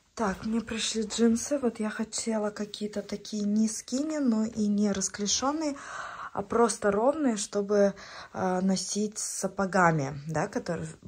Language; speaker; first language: Russian; native; Russian